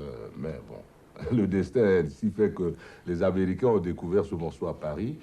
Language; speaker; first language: French; non-native, local second language; Duala